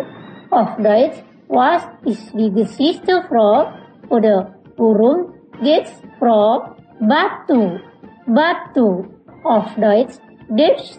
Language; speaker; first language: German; non-native, fluent; Indonesian